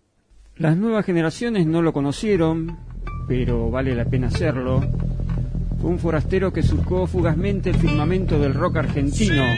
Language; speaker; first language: Spanish; native; Spanish